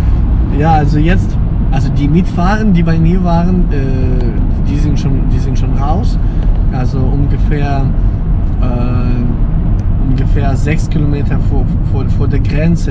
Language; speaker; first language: German; non-native, fluent; Ukrainian